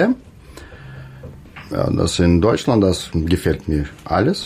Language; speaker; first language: German; non-native, learner; Russian